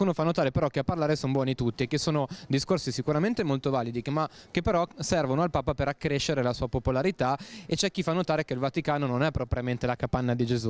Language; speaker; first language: Italian; native; Italian